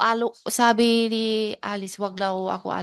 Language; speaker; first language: Filipino; non-native, learner; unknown